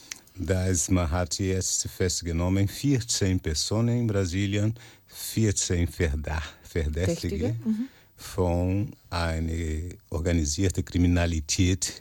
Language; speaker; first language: German; non-native, fluent; Portuguese